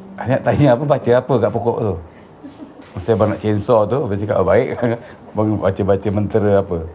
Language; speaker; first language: Malay; native; Malay